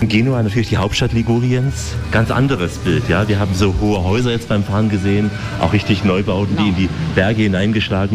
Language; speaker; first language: German; native; German